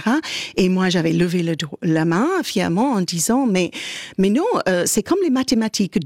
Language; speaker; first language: French; native; French